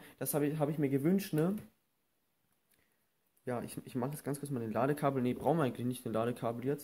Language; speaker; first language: German; native; German